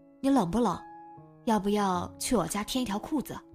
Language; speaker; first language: Chinese; native; Chinese